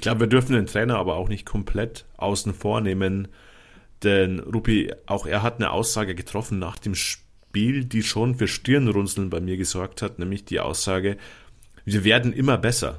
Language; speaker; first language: German; native; German